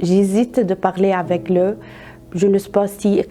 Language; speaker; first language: French; non-native, learner; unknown